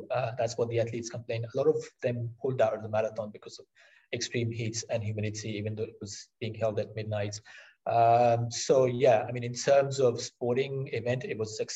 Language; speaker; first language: English; non-native, local second language; Urdu